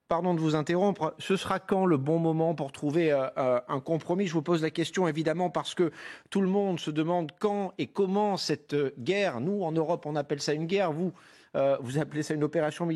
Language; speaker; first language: French; native; French